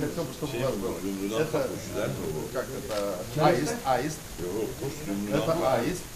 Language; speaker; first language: Russian; non-native, local second language; Romanian